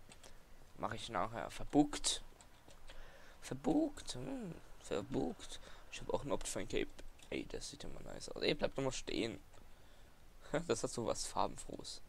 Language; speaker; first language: German; native; German